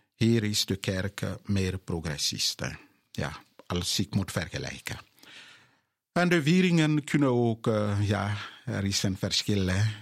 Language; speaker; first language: Dutch; non-native, fluent; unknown